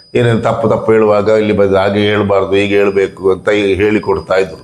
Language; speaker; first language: Kannada; non-native, local second language; Tulu